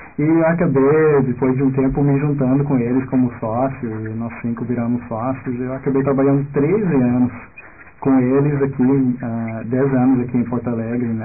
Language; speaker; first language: Portuguese; non-native, fluent; English